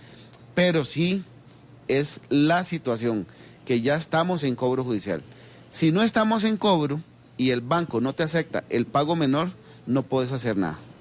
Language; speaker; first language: Spanish; native; Spanish